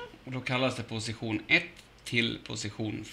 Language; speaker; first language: Swedish; native; Swedish